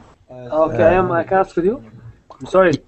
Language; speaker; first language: English; non-native, learner; Arabic